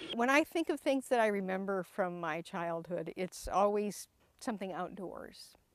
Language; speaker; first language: English; native; English